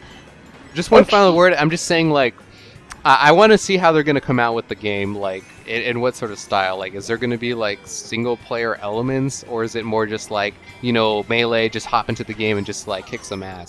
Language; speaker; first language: English; native; English